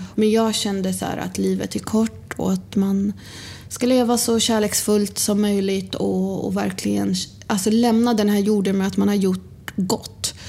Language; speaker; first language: Swedish; early bilingual, other home language; Arabic